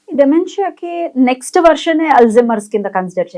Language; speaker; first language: Telugu; native; Telugu